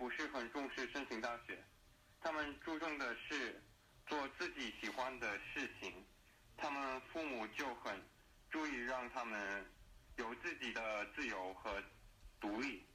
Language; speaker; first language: Chinese; early bilingual, heritage; Chinese